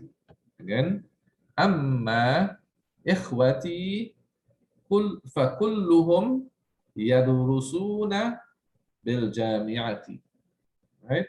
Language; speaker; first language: Arabic; non-native, fluent; English